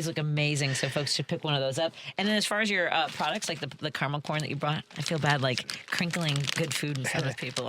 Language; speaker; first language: English; native; English